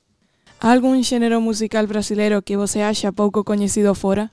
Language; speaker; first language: Portuguese; non-native, learner; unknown